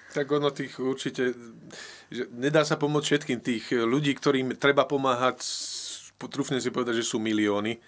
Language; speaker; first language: Slovak; native; Slovak